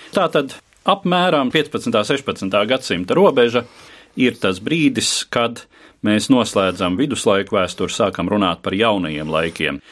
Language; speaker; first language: Latvian; native; Latvian